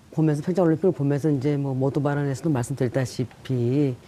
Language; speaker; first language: Korean; native; Korean